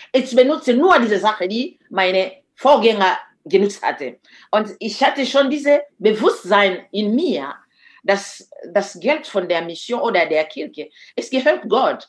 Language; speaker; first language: German; non-native, fluent; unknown